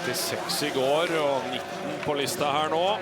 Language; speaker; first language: Norwegian; native; Norwegian